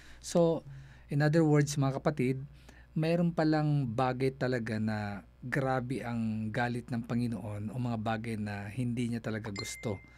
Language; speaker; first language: Filipino; non-native, local second language; Cebuano